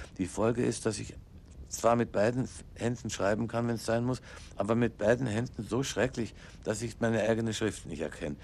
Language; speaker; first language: German; non-native, local second language; English